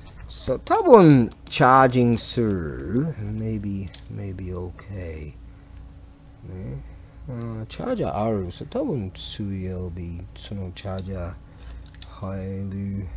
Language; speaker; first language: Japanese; non-native, learner; English